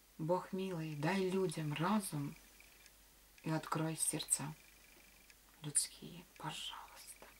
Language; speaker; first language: Russian; non-native, local second language; Latvian